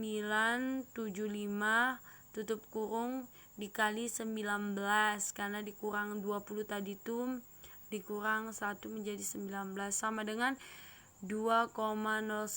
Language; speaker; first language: Indonesian; native; Indonesian